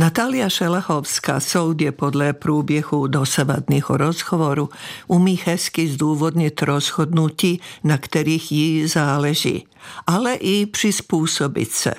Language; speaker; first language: Czech; non-native, fluent; Serbian